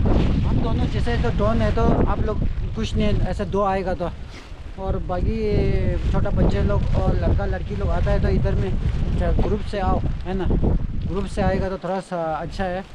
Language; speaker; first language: Hindi; non-native, local second language; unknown